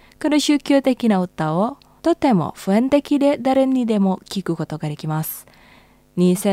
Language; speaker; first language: Japanese; non-native, fluent; Indonesian